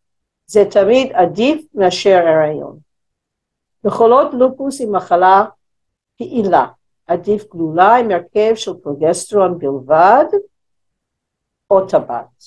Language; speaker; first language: Hebrew; non-native, fluent; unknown